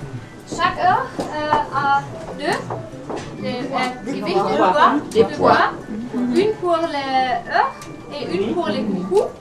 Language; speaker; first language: French; non-native, learner; German